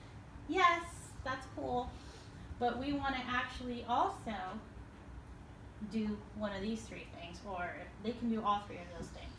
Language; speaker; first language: English; native; English